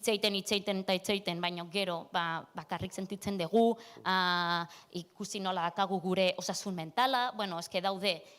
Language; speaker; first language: Basque; non-native, local second language; Catalan